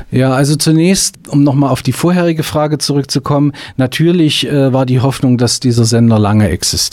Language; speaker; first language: German; native; German